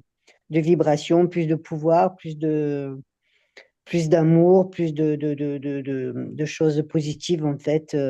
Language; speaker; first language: French; native; French